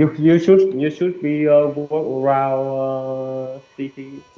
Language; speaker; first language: English; non-native, learner; Vietnamese